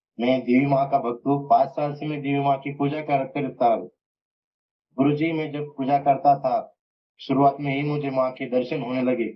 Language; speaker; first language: Hindi; non-native, local second language; Marathi